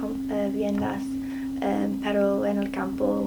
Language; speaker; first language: Spanish; non-native, learner; English